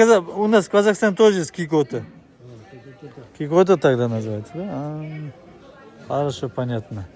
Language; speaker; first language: Russian; non-native, local second language; Kazakh